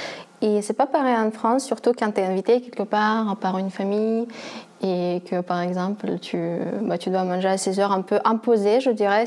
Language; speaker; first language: French; non-native, fluent; Russian